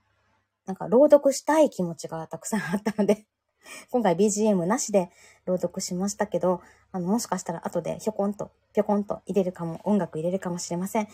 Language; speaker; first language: Japanese; native; Japanese